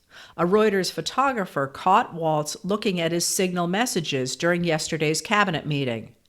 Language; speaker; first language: English; native; English